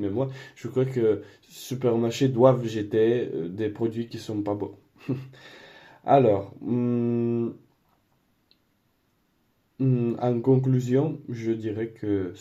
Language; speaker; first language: French; non-native, learner; Spanish